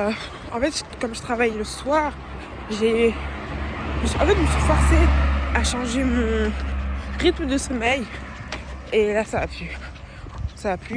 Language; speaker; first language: French; native; French